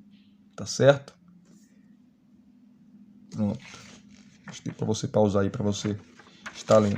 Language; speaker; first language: Portuguese; native; Portuguese